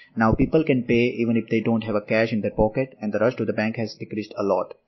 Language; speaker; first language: English; non-native, local second language; Gujarati